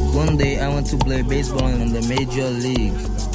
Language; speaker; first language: English; non-native, learner; Haitian Creole